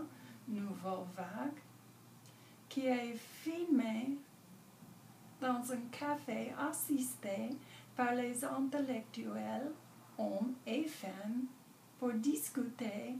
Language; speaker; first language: French; non-native, learner; English